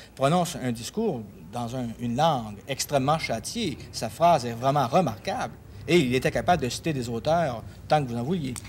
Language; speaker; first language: French; native; French